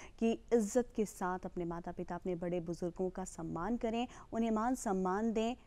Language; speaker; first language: Hindi; native; Hindi